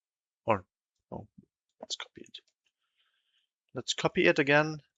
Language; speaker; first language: English; non-native, fluent; German